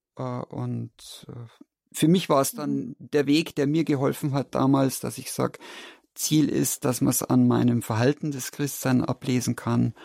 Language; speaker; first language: German; native; German